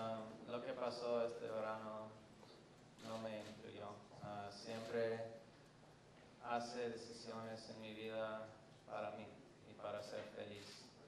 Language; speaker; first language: Spanish; non-native, fluent; English